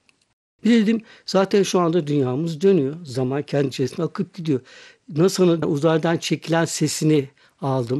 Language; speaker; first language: Turkish; native; Turkish